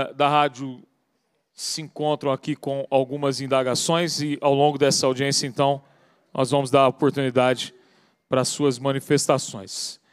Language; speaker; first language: Portuguese; native; Portuguese